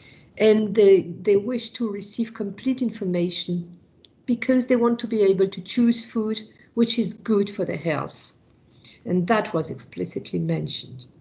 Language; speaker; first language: English; non-native, fluent; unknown